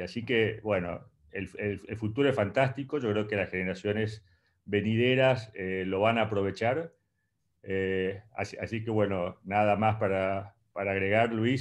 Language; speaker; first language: Spanish; native; Spanish